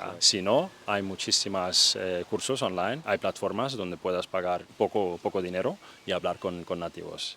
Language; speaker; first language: Spanish; non-native, fluent; Danish